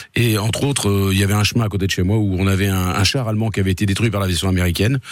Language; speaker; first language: French; native; French